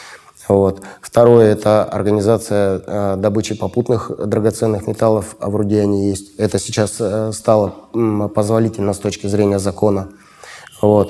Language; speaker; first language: Russian; native; Russian